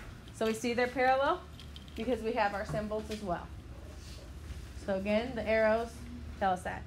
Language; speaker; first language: English; native; English